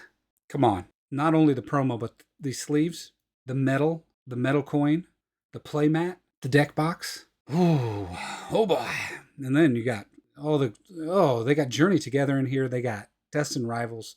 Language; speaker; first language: English; native; English